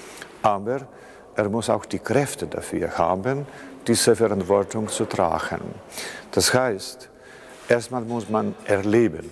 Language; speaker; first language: German; non-native, fluent; Greek